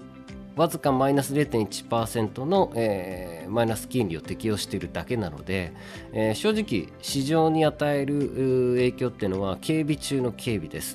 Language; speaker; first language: Japanese; native; Japanese